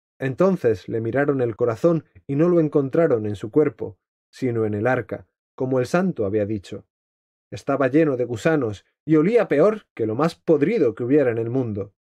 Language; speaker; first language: Spanish; native; Spanish